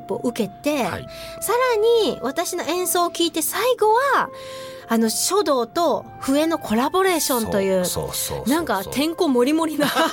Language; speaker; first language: Japanese; native; Japanese